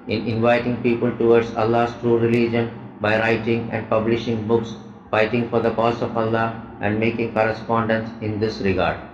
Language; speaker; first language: English; non-native, local second language; Malayalam